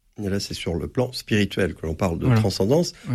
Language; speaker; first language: French; native; French